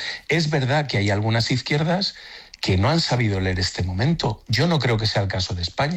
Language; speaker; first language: Spanish; native; Spanish